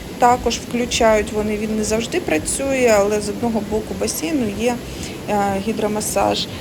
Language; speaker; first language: Ukrainian; non-native, local second language; Russian